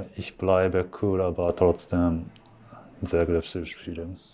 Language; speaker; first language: German; non-native, learner; Japanese